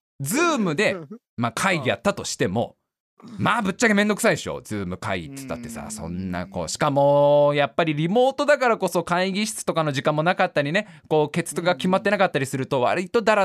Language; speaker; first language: Japanese; native; Japanese